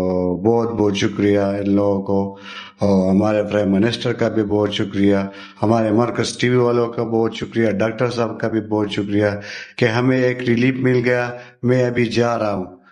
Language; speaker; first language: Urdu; non-native, local second language; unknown